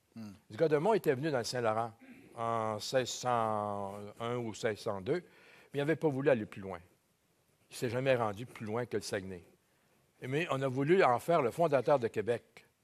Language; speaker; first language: French; native; French